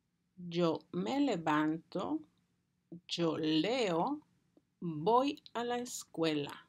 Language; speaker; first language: Spanish; non-native, learner; English